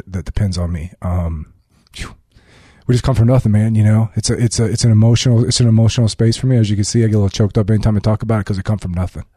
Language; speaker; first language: English; native; English